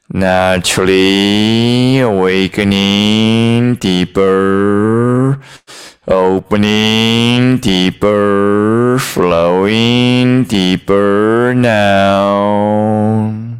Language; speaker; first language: English; non-native, fluent; Chinese